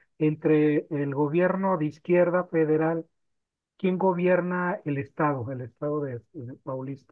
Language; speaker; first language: Spanish; native; Spanish